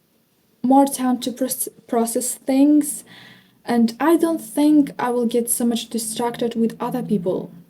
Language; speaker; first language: English; non-native, fluent; Ukrainian